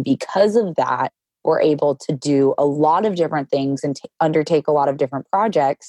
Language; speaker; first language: English; native; English